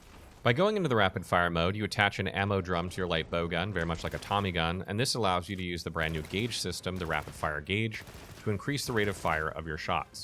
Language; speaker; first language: English; native; English